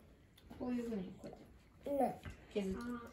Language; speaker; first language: Japanese; native; Japanese